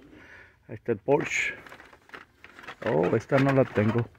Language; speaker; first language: Spanish; early bilingual, heritage; Spanish